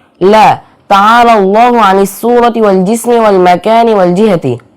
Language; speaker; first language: Arabic; non-native, learner; Bangla